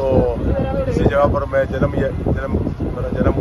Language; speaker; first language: Hindi; non-native, local second language; Malayalam